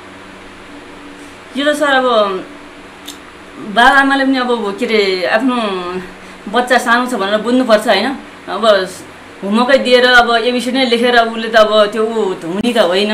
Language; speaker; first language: Nepali; non-native, local second language; Newari